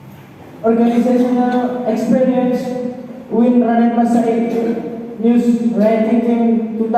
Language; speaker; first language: English; non-native, learner; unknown